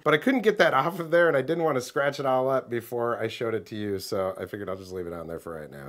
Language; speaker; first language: English; native; English